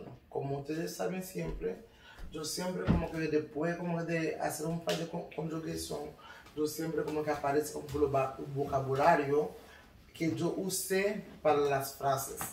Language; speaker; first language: Spanish; non-native, learner; Haitian Creole